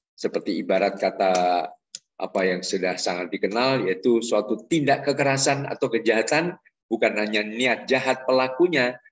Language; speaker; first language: Indonesian; native; Indonesian